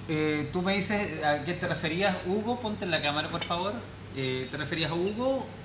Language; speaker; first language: Spanish; native; Spanish